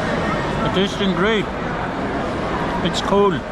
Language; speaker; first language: English; non-native, fluent; Pashto